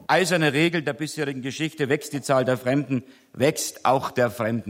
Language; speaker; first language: German; non-native, local second language; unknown